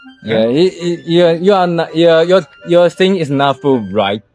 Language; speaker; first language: English; non-native, learner; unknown